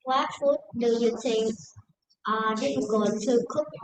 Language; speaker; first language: English; non-native, learner; Vietnamese